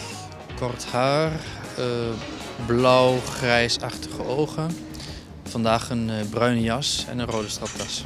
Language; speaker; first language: Dutch; native; Dutch